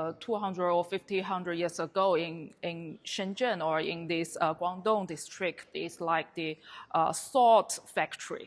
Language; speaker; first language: English; non-native, learner; Chinese